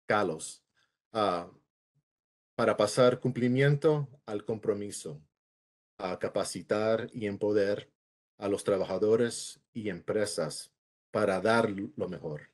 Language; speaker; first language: Spanish; early bilingual, heritage; English